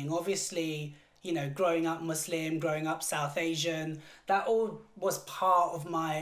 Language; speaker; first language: English; native; English